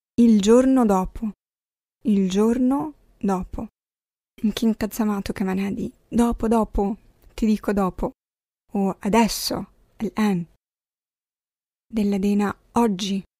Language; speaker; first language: Italian; non-native, fluent; Arabic